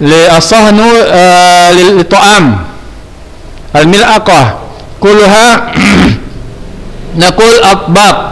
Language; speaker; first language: Arabic; non-native, fluent; Indonesian